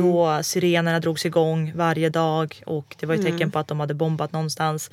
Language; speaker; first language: Swedish; early bilingual, other home language; Croatian